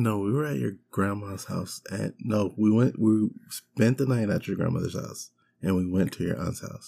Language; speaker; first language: English; native; English